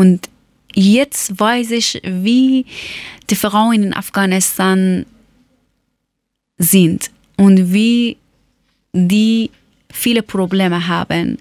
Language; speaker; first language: German; non-native, learner; Persian